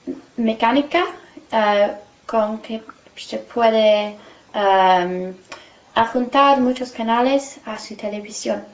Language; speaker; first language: Spanish; non-native, learner; English